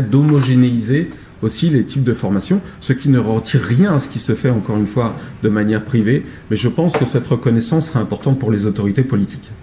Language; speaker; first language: French; native; French